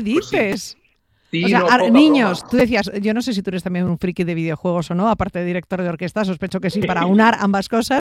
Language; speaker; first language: Spanish; native; Spanish